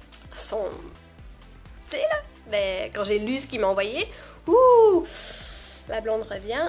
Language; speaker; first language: French; native; French